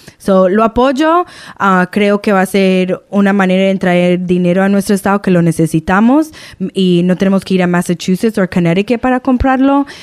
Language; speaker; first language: Spanish; early bilingual, heritage; Spanish